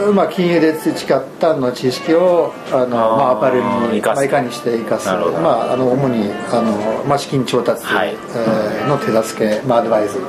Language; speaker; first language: Japanese; non-native, fluent; Italian